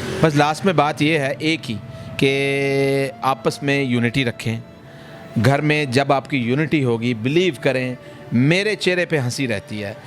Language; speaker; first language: Urdu; non-native, local second language; Punjabi